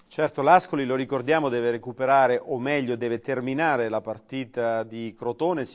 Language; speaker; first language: Italian; native; Italian